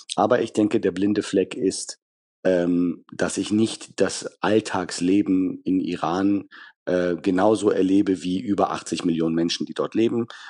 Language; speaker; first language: German; early bilingual, other home language; Persian